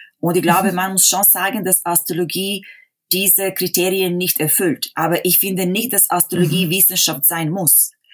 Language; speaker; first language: German; non-native, fluent; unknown